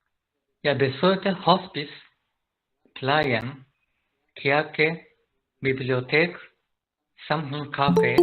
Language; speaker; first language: Danish; non-native, learner; Japanese